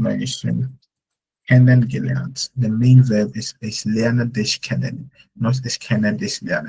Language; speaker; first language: German; non-native, fluent; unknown